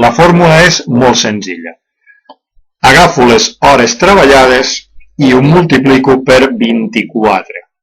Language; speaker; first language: Catalan; native; Catalan